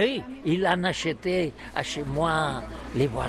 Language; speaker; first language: French; non-native, learner; Catalan